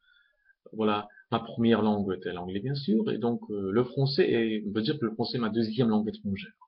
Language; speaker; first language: French; non-native, fluent; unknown